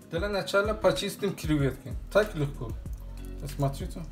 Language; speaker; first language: Russian; non-native, fluent; Persian